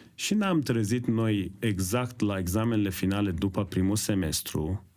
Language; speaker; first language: Romanian; early bilingual, other home language; Persian